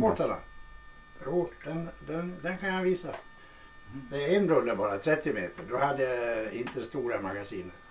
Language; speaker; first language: Swedish; native; Swedish